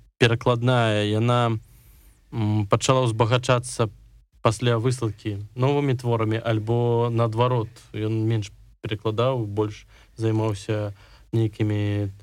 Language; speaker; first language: Belarusian; non-native, local second language; Russian